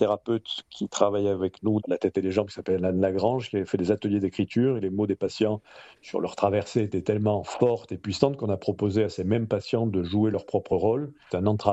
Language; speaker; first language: French; native; French